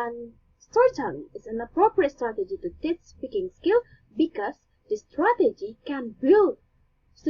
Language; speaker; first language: English; non-native, learner; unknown